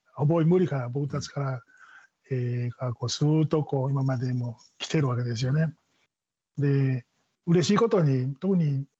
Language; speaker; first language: Japanese; non-native, fluent; Tongan